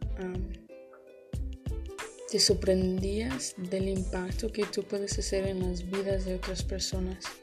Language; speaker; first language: Spanish; early bilingual, heritage; Spanish